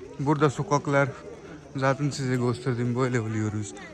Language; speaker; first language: Turkish; non-native, learner; Punjabi